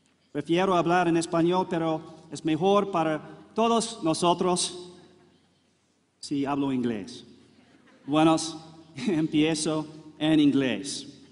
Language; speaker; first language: Spanish; non-native, learner; English